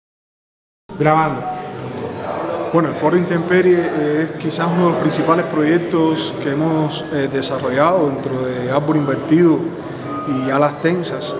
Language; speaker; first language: Spanish; native; Spanish